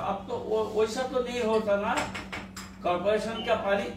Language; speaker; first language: Hindi; non-native, local second language; Bangla